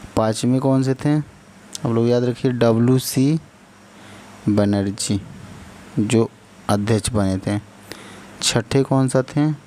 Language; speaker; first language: Hindi; native; Hindi